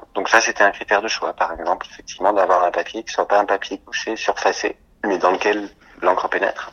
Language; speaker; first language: French; native; French